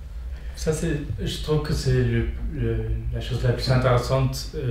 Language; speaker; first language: French; non-native, fluent; Spanish